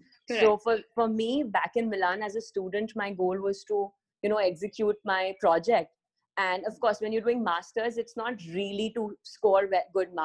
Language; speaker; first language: English; non-native, local second language; Hindi